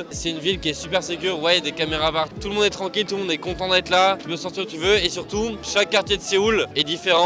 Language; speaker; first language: French; native; French